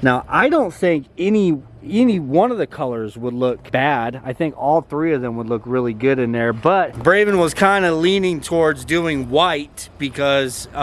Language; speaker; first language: English; native; English